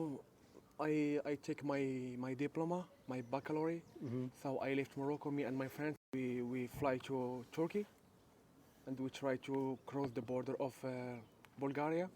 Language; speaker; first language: English; non-native, learner; Arabic